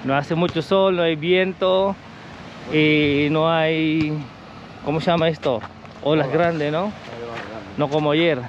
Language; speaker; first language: Spanish; non-native, learner; Filipino